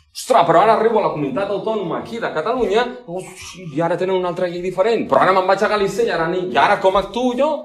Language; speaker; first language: Catalan; non-native, local second language; Spanish